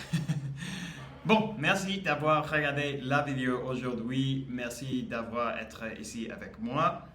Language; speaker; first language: French; non-native, learner; English